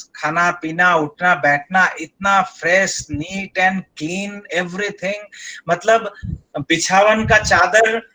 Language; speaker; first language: Hindi; non-native, local second language; Bangla